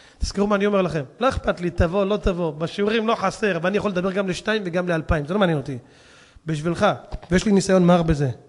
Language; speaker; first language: Hebrew; native; Hebrew